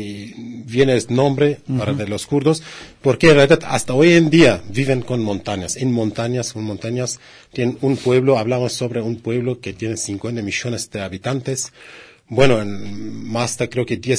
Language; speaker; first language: Spanish; non-native, learner; Kurdish